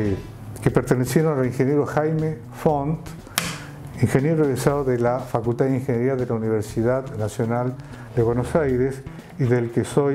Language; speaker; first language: Spanish; native; Spanish